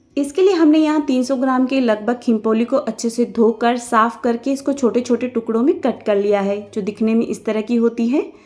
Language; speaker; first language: Hindi; native; Hindi